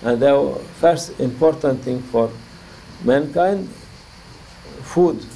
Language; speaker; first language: English; non-native, learner; Turkish